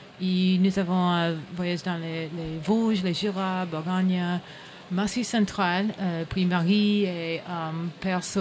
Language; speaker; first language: French; non-native, learner; English